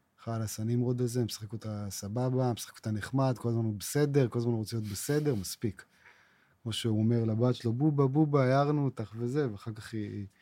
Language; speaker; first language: Hebrew; native; Hebrew